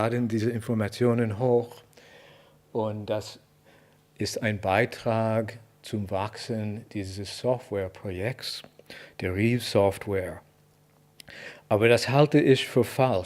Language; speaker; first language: German; non-native, fluent; English